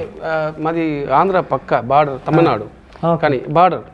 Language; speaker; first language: Telugu; non-native, local second language; Tamil